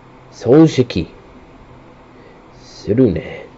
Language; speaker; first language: Japanese; non-native, learner; English